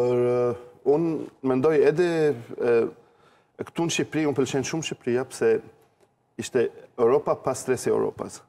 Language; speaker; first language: Albanian; non-native, learner; Arabic